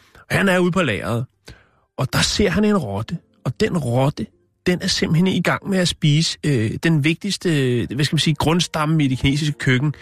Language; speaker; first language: Danish; native; Danish